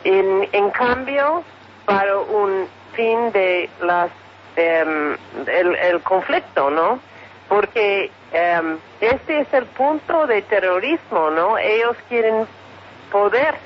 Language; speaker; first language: Spanish; non-native, fluent; English